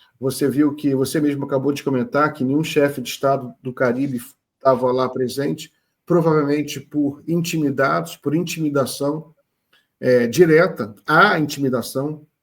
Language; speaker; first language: Portuguese; native; Portuguese